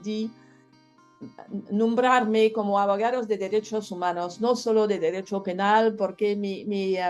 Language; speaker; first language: Spanish; non-native, learner; French